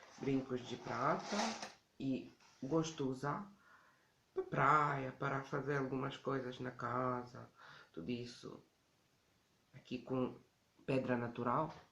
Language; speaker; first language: Portuguese; non-native, learner; Ukrainian